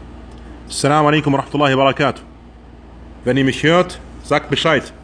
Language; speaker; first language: Arabic; non-native, fluent; German